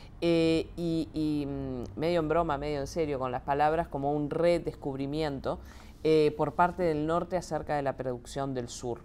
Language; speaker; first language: Spanish; native; Spanish